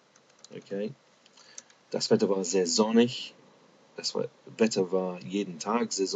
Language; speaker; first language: German; non-native, fluent; English